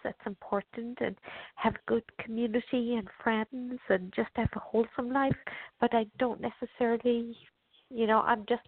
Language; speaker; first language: English; native; English